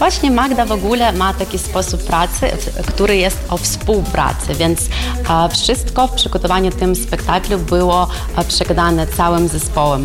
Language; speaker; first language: Polish; non-native, fluent; Ukrainian